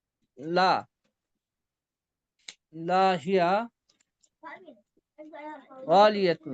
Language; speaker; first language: Arabic; non-native, learner; Bangla